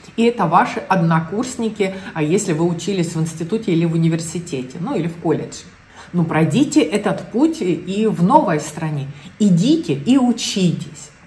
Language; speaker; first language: Russian; native; Russian